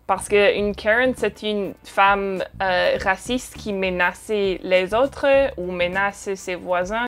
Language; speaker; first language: French; non-native, fluent; English